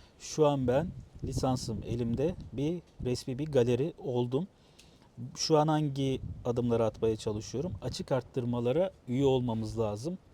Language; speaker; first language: Turkish; native; Turkish